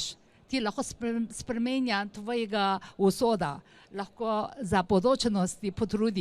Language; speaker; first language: Slovenian; non-native, learner; Chinese